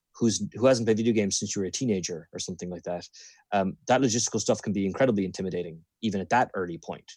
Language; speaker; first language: English; native; English